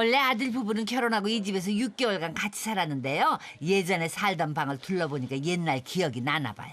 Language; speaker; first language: Korean; native; Korean